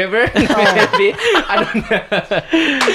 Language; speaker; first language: English; non-native, fluent; Chinese